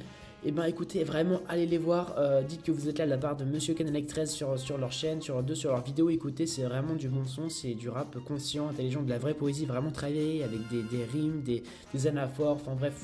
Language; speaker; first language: French; native; French